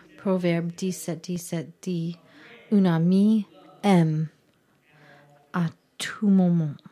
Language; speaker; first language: French; non-native, learner; English